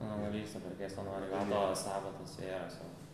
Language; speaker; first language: Italian; non-native, learner; Lithuanian